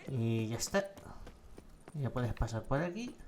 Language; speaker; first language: Spanish; native; Spanish